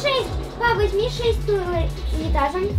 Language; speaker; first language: Russian; early bilingual, heritage; Russian